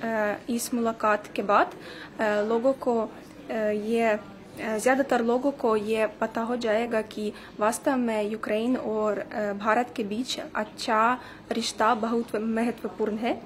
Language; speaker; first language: Hindi; non-native, fluent; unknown